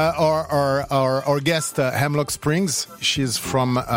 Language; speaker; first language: English; non-native, fluent; French